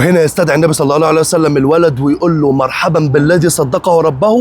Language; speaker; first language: Arabic; native; Arabic